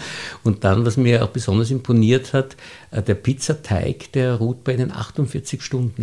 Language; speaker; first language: German; native; German